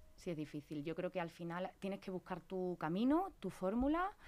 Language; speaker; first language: Spanish; native; Spanish